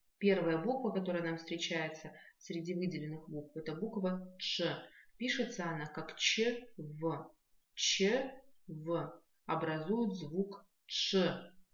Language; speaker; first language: Russian; non-native, local second language; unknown